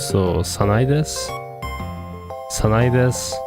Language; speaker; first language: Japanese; non-native, learner; English